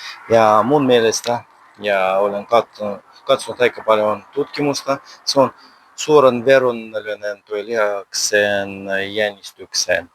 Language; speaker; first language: Finnish; non-native, learner; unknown